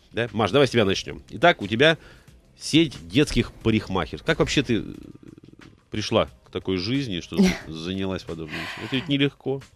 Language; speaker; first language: Russian; native; Russian